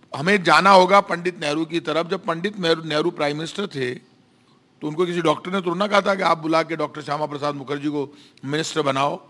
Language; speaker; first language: Hindi; native; Hindi